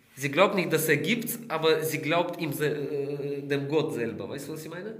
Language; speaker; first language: German; non-native, learner; Russian